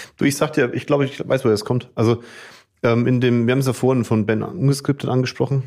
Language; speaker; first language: German; native; German